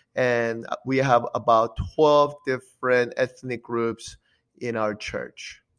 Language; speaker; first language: English; early bilingual, other home language; Korean